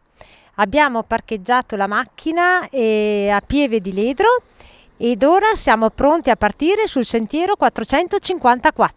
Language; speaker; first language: Italian; native; Italian